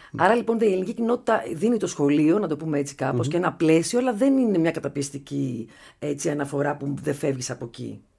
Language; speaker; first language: Greek; native; Greek